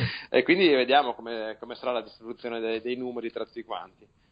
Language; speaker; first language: Italian; native; Italian